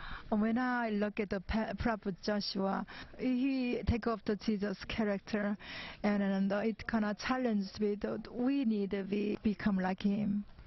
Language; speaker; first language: English; non-native, fluent; Korean